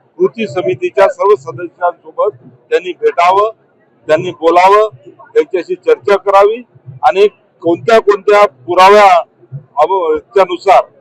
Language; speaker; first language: Marathi; non-native, local second language; Lambadi